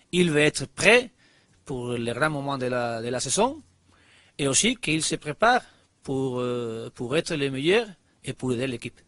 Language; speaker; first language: French; non-native, learner; Spanish